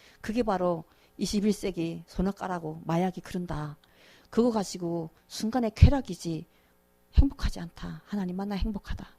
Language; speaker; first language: Korean; native; Korean